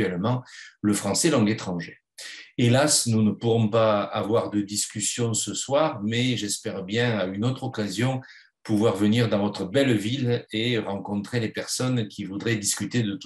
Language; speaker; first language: French; native; French